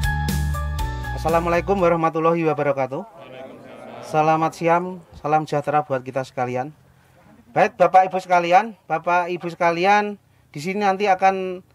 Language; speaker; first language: Indonesian; non-native, local second language; Javanese